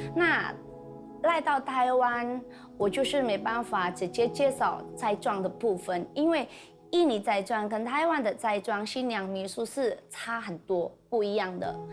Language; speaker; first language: Chinese; non-native, fluent; Indonesian